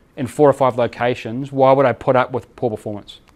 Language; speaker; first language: English; native; English